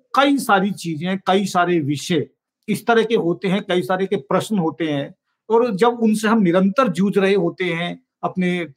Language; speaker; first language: Hindi; native; Hindi